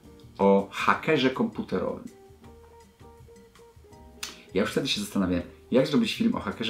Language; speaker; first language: Polish; native; Polish